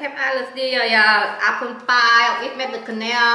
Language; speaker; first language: Dutch; non-native, learner; Vietnamese